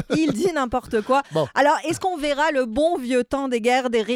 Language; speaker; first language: French; native; French